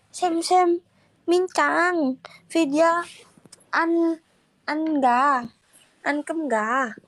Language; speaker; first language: Vietnamese; non-native, learner; Indonesian